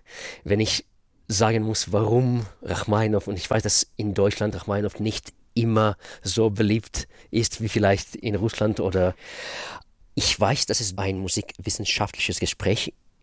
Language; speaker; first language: German; non-native, fluent; Russian